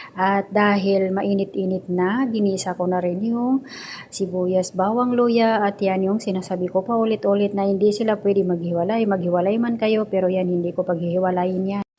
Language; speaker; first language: Filipino; non-native, local second language; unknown